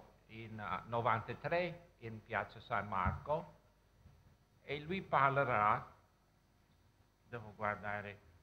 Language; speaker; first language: Italian; non-native, fluent; English